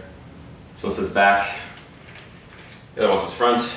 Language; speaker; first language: English; native; English